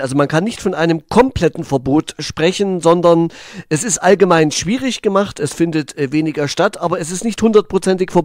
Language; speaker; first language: German; native; German